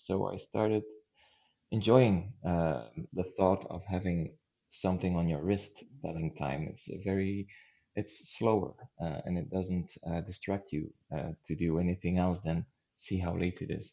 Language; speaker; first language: English; non-native, fluent; Dutch